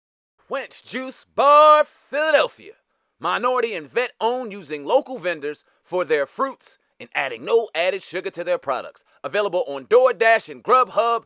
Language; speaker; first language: English; native; English